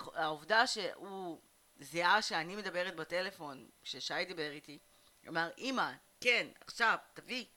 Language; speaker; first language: Hebrew; early bilingual, other home language; Russian